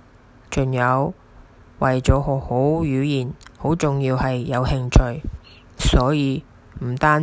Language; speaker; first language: Chinese; non-native, fluent; Japanese